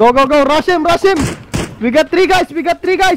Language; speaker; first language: English; non-native, local second language; Filipino